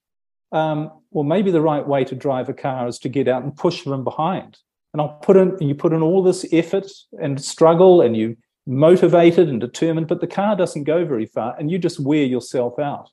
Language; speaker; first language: English; native; English